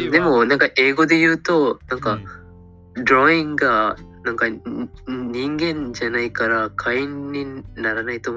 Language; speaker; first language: Japanese; non-native, fluent; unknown